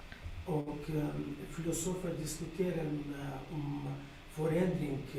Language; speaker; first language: Swedish; non-native, learner; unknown